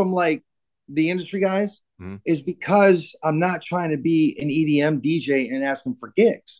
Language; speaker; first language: English; native; English